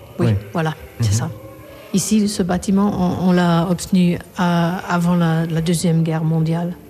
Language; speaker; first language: French; non-native, fluent; Korean